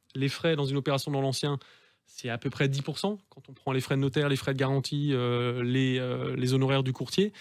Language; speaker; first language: French; native; French